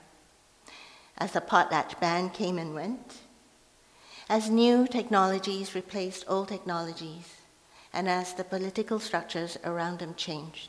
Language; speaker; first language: English; non-native, local second language; Min Nan Chinese